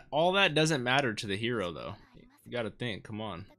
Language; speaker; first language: English; native; English